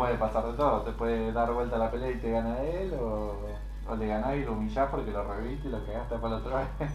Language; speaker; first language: Spanish; native; Spanish